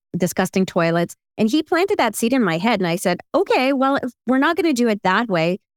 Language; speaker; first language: English; early bilingual, other home language; Ukrainian